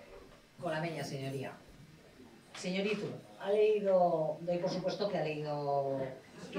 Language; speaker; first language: Spanish; native; Spanish